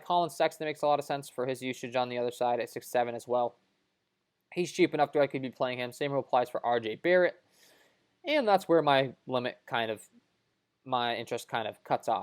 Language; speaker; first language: English; native; English